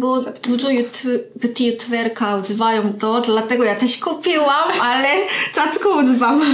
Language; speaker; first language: Polish; non-native, learner; Korean